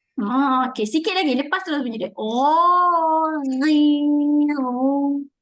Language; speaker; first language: Malay; native; Malay